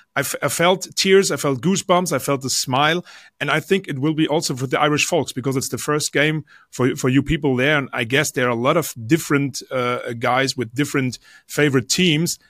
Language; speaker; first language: English; non-native, fluent; German